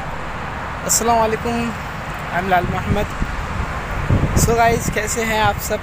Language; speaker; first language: Hindi; native; Hindi